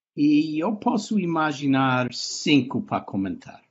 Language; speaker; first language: Portuguese; non-native, fluent; English